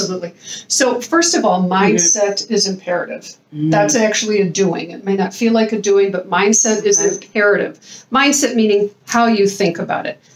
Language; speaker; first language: English; native; English